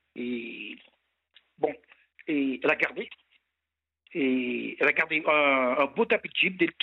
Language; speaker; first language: French; native; French